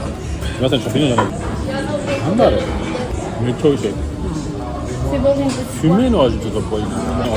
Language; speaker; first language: Japanese; non-native, learner; French